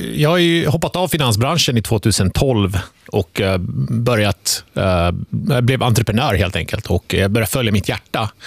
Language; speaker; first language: Swedish; early bilingual, other home language; Finnish